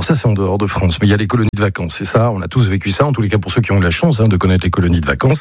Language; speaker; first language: French; native; French